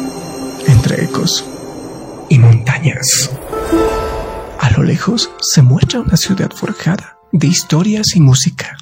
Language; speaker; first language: Spanish; native; Spanish